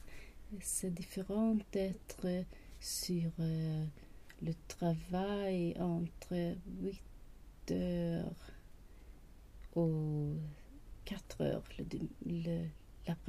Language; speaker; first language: French; non-native, learner; Swedish